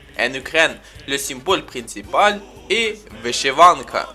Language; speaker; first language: French; non-native, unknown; Ukrainian